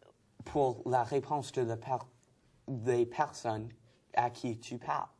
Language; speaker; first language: French; non-native, learner; English